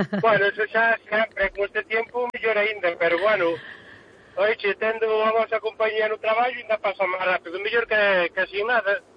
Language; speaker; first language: Galician; native; Galician